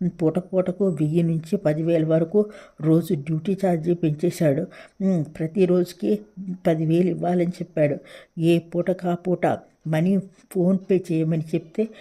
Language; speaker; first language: Telugu; native; Telugu